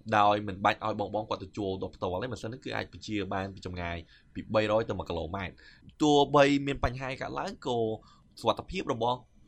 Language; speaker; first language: Khmer; native; Khmer